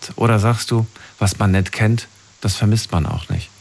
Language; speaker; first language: German; native; German